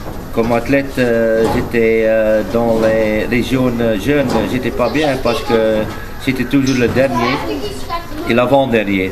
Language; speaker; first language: French; non-native, learner; Dutch